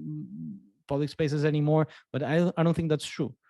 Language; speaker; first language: English; non-native, fluent; Spanish